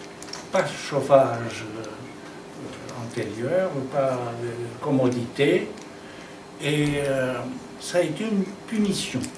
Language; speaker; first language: French; non-native, fluent; Romanian